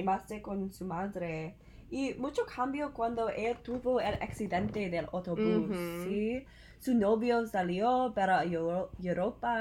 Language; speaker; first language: Spanish; non-native, learner; English